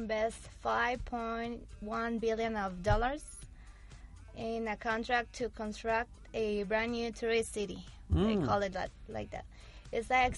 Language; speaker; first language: English; non-native, fluent; Spanish